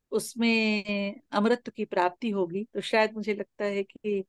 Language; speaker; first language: Hindi; native; Hindi